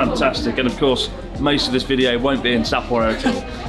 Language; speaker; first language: English; native; English